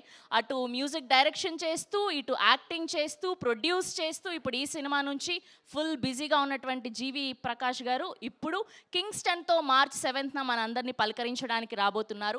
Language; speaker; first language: Telugu; native; Telugu